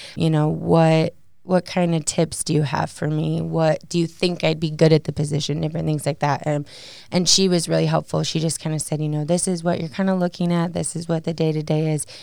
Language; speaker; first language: English; native; English